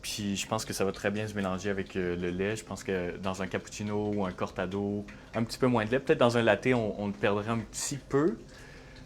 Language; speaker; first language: French; native; French